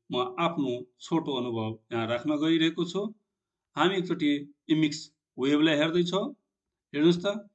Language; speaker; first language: Nepali; non-native, local second language; Maithili